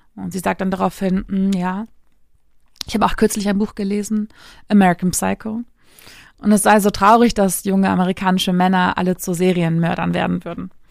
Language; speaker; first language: German; early bilingual, other home language; Turkish